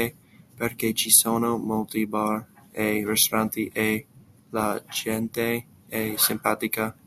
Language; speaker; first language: Italian; non-native, learner; English